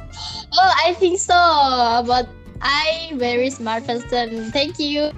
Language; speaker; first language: English; non-native, learner; Indonesian